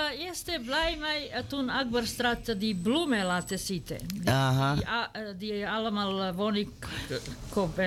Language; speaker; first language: Dutch; non-native, learner; Serbian